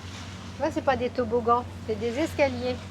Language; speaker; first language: French; native; French